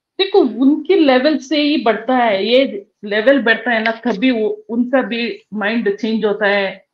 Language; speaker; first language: Hindi; non-native, local second language; Kannada